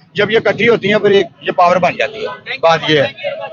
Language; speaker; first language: Urdu; non-native, local second language; Punjabi